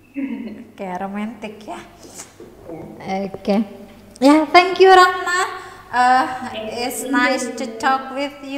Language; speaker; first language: English; non-native, learner; Indonesian